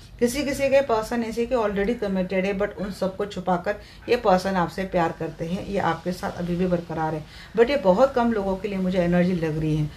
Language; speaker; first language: Hindi; non-native, local second language; Marathi